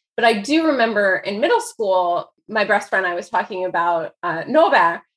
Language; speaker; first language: English; native; English